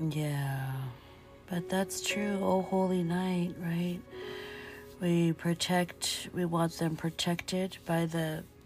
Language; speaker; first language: English; early bilingual, other home language; Portuguese